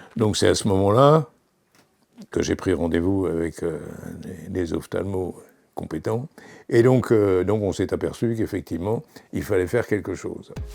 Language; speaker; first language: French; native; French